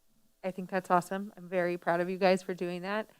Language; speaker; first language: English; native; English